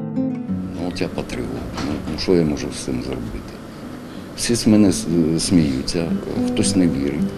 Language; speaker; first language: Ukrainian; non-native, local second language; Russian